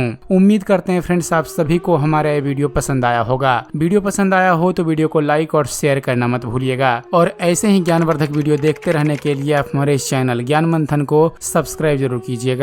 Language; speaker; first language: Hindi; native; Hindi